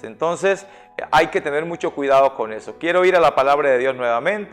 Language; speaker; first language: Spanish; native; Spanish